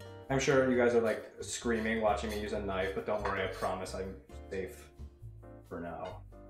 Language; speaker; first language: English; native; English